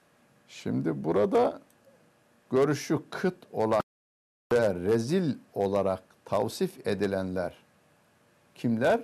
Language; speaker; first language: Turkish; native; Turkish